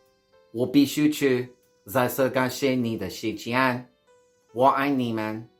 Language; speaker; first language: Chinese; non-native, learner; English